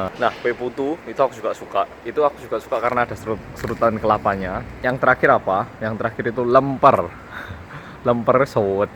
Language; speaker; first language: Indonesian; early bilingual, other home language; Korean